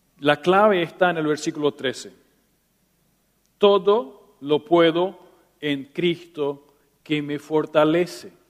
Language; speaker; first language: Spanish; non-native, local second language; German